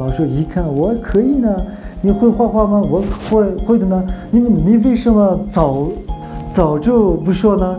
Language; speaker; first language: Chinese; non-native, local second language; Uyghur